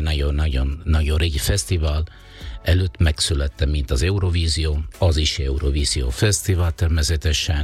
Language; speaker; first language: Hungarian; non-native, fluent; Italian